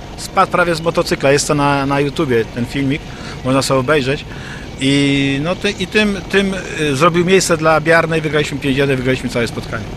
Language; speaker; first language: Polish; native; Polish